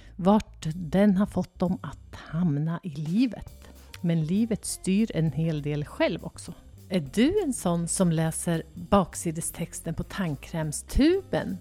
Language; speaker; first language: Swedish; native; Swedish